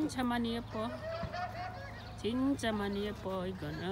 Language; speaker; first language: Korean; non-native, learner; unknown